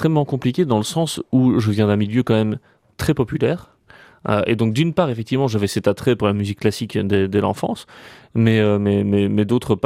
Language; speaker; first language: French; native; French